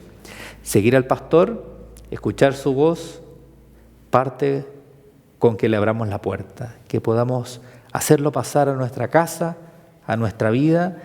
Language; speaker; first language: Spanish; native; Spanish